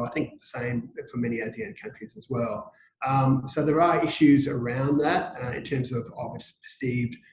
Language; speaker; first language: English; native; English